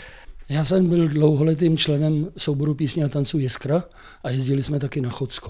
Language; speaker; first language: Czech; native; Czech